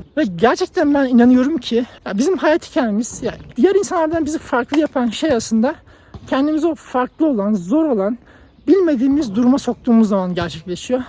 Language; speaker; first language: Turkish; native; Turkish